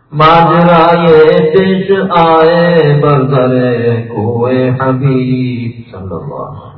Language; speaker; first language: Urdu; native; Urdu